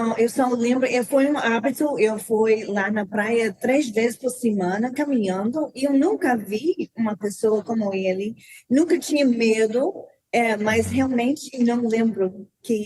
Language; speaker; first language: Portuguese; non-native, learner; English